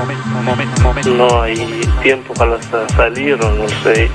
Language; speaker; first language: Spanish; non-native, learner; Arabic